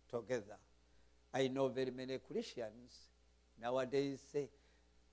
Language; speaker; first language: English; non-native, local second language; Kinyarwanda